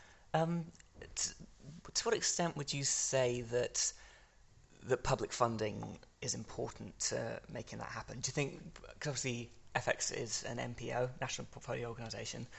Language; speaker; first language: English; native; English